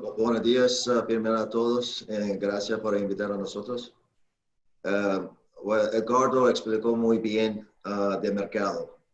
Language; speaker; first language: Spanish; non-native, learner; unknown